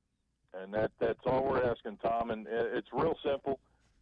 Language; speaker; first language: English; native; English